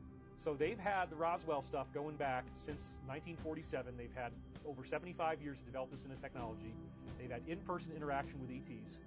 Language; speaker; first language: English; native; English